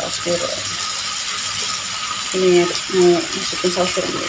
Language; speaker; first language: Indonesian; native; Indonesian